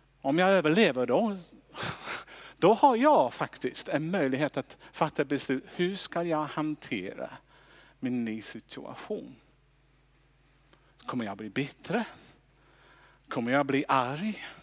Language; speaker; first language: Swedish; non-native, fluent; English